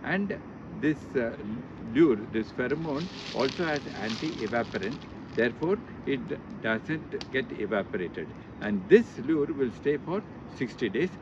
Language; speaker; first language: English; non-native, local second language; Kannada